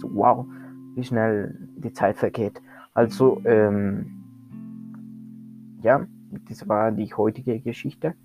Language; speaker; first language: German; non-native, learner; Spanish